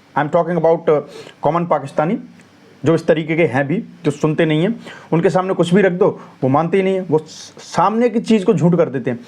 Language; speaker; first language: Hindi; native; Hindi